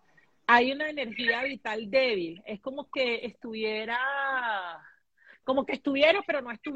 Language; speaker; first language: Spanish; native; Spanish